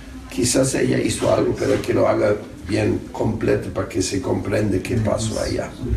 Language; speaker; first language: Spanish; non-native, fluent; German